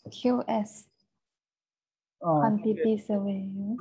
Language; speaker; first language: Korean; non-native, learner; Malay